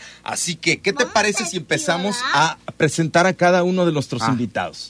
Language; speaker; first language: Spanish; native; Spanish